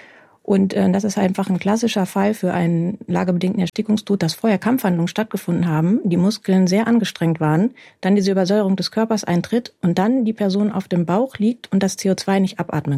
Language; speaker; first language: German; native; German